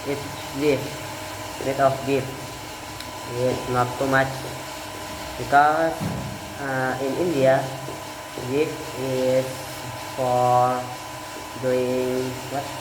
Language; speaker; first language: English; non-native, learner; Indonesian